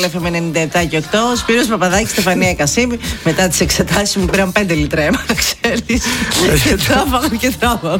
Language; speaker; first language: Greek; native; Greek